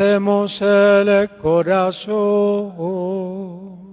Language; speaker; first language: Spanish; native; Spanish